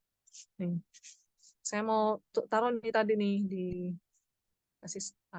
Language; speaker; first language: Indonesian; native; Indonesian